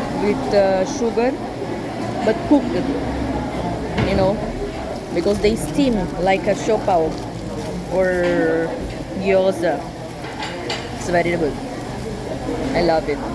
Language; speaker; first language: English; non-native, learner; Portuguese